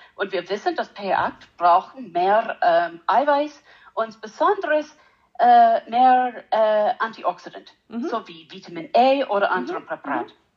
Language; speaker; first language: German; non-native, learner; English